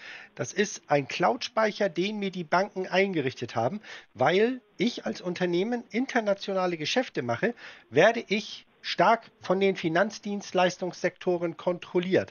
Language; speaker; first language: German; native; German